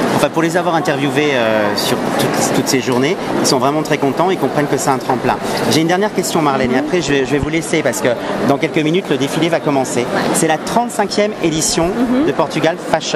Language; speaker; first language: French; native; French